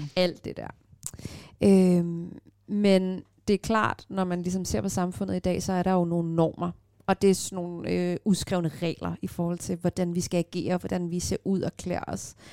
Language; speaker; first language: Danish; early bilingual, other home language; Persian